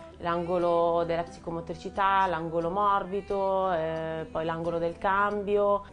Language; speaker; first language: Italian; native; Italian